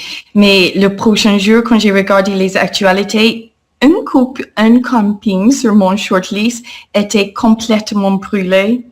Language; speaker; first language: French; non-native, fluent; English